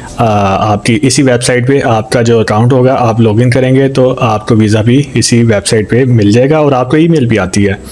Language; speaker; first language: Urdu; native; Urdu